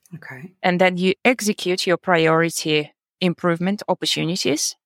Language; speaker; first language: English; non-native, fluent; Russian